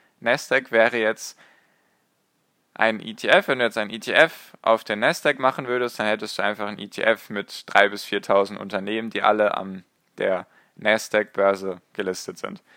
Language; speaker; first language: German; native; German